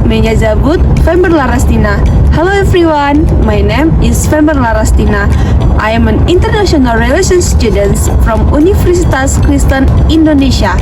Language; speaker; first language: English; non-native, learner; Indonesian